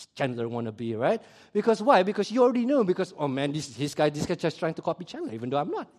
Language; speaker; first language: English; early bilingual, other home language; Indonesian